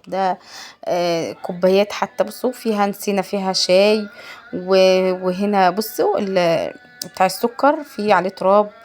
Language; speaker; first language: Arabic; native; Arabic